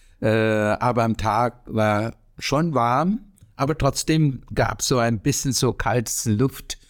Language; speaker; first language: German; non-native, learner; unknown